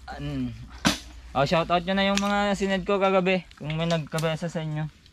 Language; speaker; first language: Filipino; native; Filipino